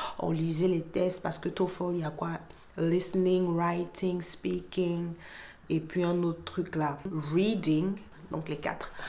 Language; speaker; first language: French; native; French